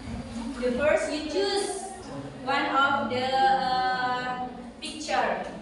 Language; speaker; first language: English; non-native, learner; Indonesian